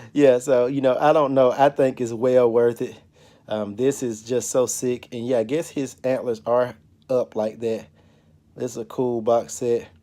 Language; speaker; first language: English; native; English